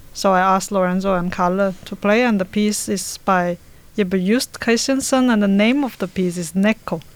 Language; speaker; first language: English; non-native, learner; Chinese